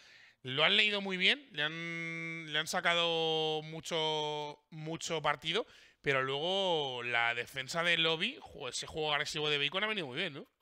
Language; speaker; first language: Spanish; native; Spanish